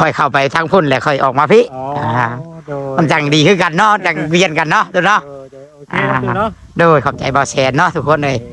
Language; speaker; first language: Thai; non-native, local second language; Lao